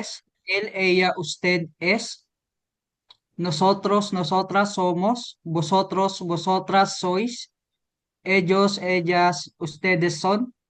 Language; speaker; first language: Spanish; non-native, learner; Filipino